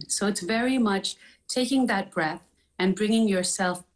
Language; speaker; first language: English; native; English